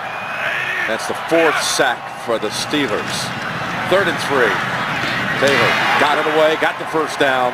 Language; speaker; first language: English; native; English